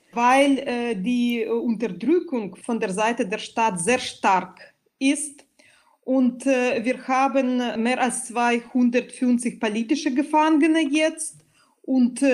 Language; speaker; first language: German; non-native, fluent; Belarusian